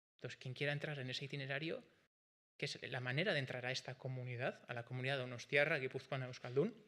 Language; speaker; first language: Spanish; non-native, local second language; Basque